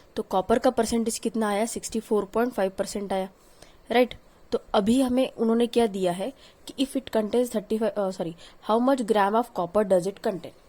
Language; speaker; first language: Hindi; non-native, local second language; Marathi